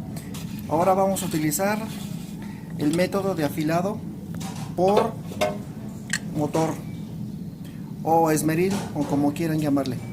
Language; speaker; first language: Spanish; native; Spanish